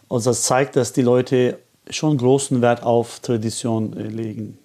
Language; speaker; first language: German; non-native, fluent; Turkish